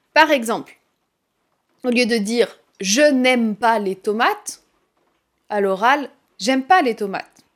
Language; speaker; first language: French; native; French